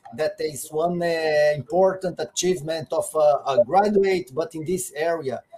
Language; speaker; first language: English; non-native, fluent; Portuguese